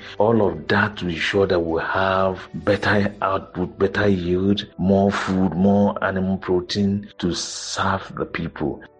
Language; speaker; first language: English; non-native, local second language; Igbo